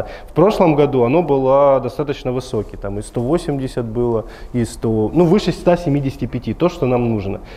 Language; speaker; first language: Russian; native; Russian